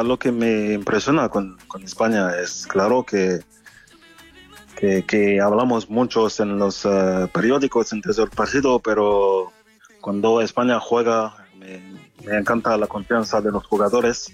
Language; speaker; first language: Spanish; non-native, fluent; French